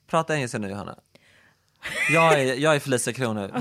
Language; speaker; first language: Swedish; native; Swedish